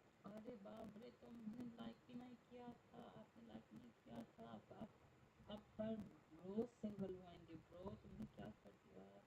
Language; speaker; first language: Hindi; non-native, local second language; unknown